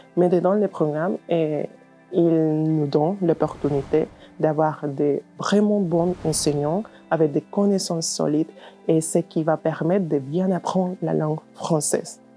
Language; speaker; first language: French; non-native, fluent; Spanish